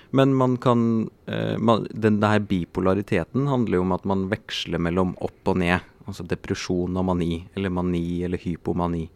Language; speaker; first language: Norwegian; native; Norwegian